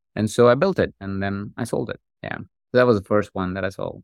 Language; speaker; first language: English; non-native, local second language; Hindi